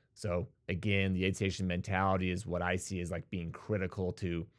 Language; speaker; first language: English; native; English